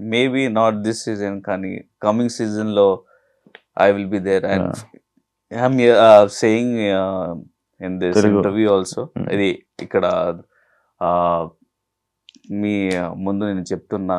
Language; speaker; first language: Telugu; non-native, learner; Hindi